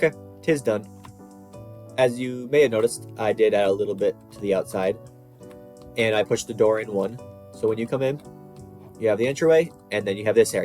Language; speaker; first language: English; native; English